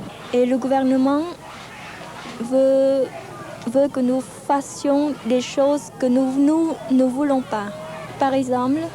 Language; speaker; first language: French; non-native, fluent; Khmer